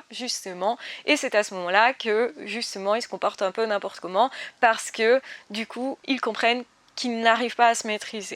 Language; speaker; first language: French; native; French